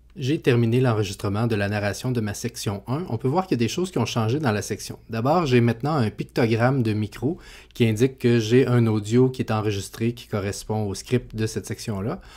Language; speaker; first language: French; native; French